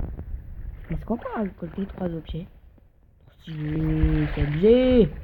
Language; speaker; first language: French; native; French